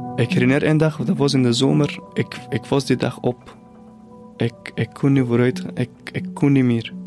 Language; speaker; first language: Dutch; non-native, fluent; Persian